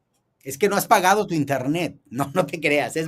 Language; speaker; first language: Spanish; native; Spanish